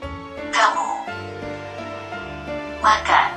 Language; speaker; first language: Indonesian; non-native, learner; German